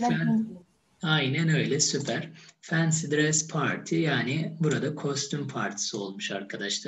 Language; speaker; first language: Turkish; native; Turkish